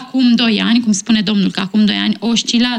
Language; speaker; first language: Romanian; native; Romanian